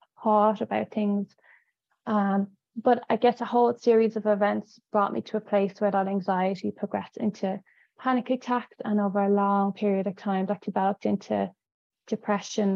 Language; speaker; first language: English; native; English